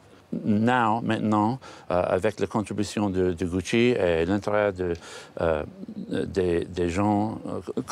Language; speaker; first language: French; non-native, learner; English